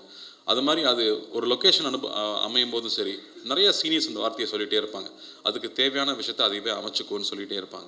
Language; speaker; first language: Tamil; native; Tamil